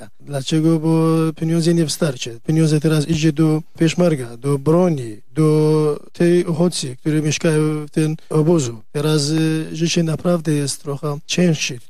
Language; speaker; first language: Polish; non-native, learner; Kurdish